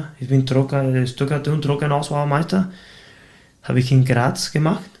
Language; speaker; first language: German; non-native, fluent; Spanish